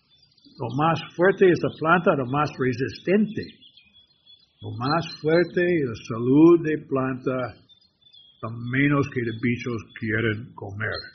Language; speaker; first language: Spanish; non-native, learner; English